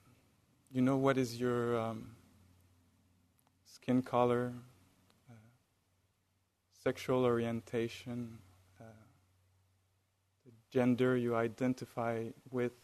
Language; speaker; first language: English; non-native, fluent; French